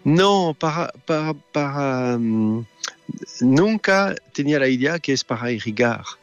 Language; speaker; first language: Spanish; non-native, fluent; French